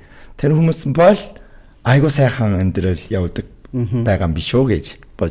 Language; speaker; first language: Mongolian; non-native, fluent; Korean